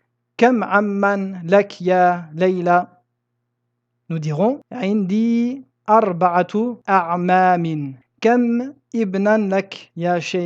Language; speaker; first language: Arabic; non-native, fluent; French